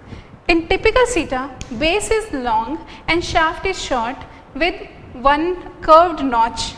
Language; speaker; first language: English; non-native, local second language; Hindi